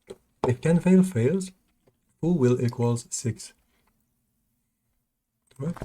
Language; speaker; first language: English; non-native, local second language; French